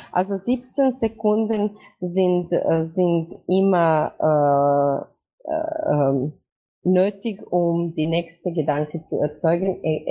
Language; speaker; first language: German; non-native, fluent; Croatian